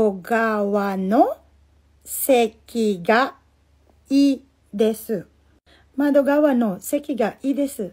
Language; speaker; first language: Japanese; non-native, fluent; Filipino